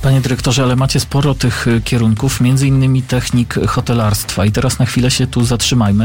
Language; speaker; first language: Polish; native; Polish